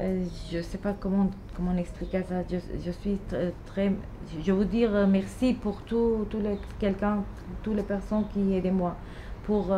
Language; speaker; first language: French; non-native, learner; Arabic